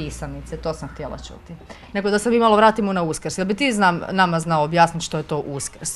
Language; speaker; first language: Croatian; native; Croatian